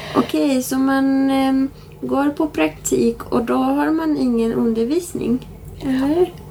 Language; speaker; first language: Swedish; non-native, fluent; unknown